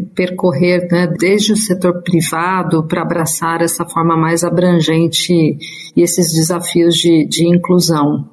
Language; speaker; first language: Portuguese; native; Portuguese